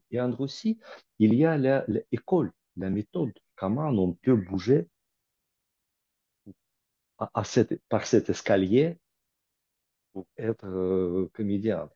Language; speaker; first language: French; non-native, fluent; Russian